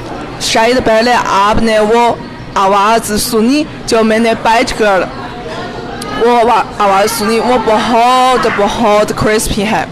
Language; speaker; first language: Hindi; non-native, fluent; Chinese